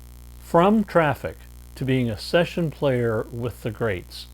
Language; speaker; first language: English; native; English